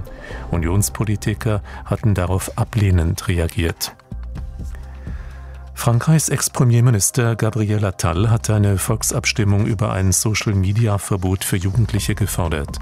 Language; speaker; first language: German; native; German